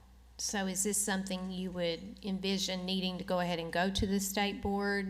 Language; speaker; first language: English; native; English